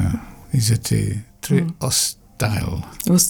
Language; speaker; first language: French; non-native, fluent; English